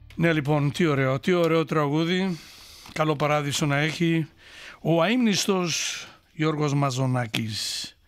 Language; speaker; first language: Greek; early bilingual, heritage; Greek